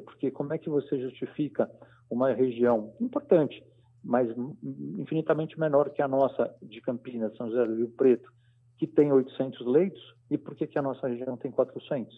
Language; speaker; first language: Portuguese; native; Portuguese